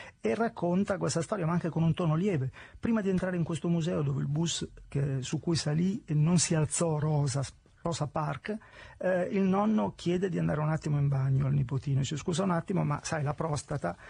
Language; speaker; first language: Italian; native; Italian